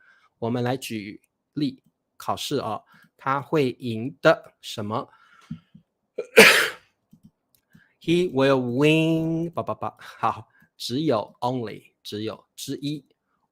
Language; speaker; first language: Chinese; native; Chinese